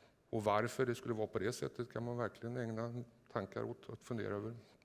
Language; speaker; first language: Swedish; native; Swedish